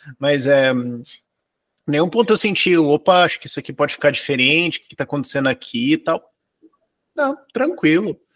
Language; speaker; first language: Portuguese; native; Portuguese